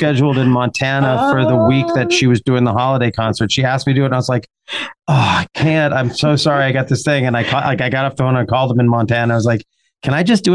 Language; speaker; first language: English; native; English